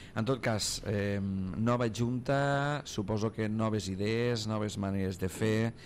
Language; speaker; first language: Catalan; native; Catalan